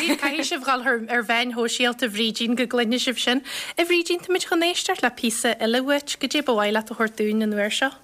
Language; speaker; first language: Irish; native; Irish